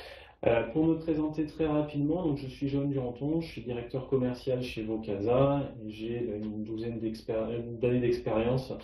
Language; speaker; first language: French; native; French